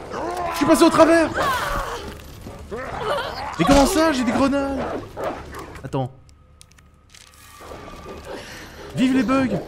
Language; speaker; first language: French; native; French